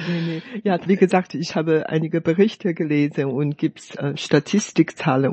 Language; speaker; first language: German; non-native, fluent; Hakka Chinese